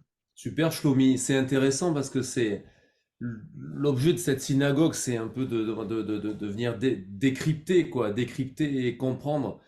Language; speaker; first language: French; native; French